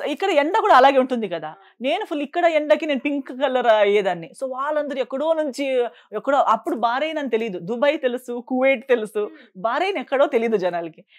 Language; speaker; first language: Telugu; non-native, fluent; Konkani